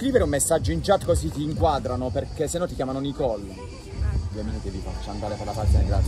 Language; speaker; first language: Italian; native; Italian